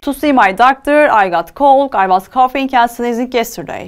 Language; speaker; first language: English; non-native, fluent; Turkish